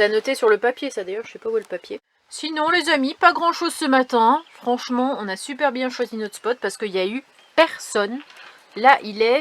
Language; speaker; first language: French; native; French